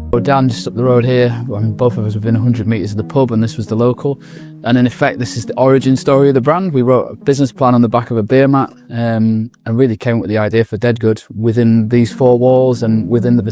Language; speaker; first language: English; native; English